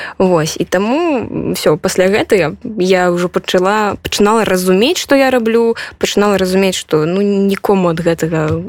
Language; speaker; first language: Belarusian; non-native, local second language; Russian